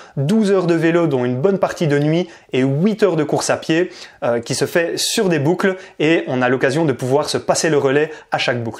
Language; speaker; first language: French; native; French